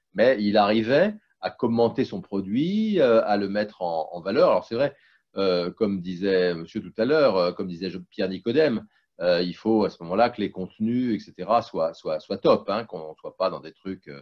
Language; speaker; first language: French; native; French